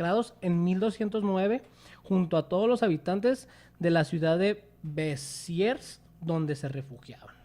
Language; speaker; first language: Spanish; native; Spanish